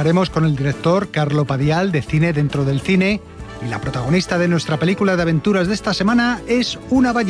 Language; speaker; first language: Spanish; native; Spanish